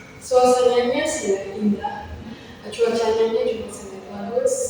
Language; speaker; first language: Indonesian; non-native, learner; Uzbek